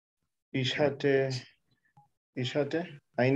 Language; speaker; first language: German; non-native, learner; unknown